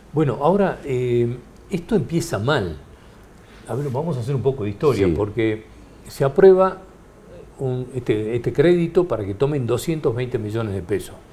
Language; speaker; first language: Spanish; native; Spanish